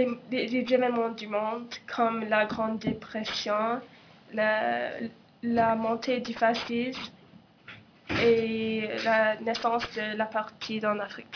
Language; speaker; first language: French; non-native, local second language; English